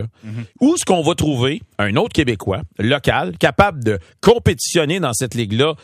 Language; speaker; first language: French; native; French